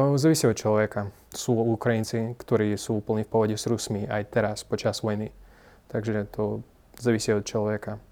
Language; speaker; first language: Slovak; non-native, fluent; Russian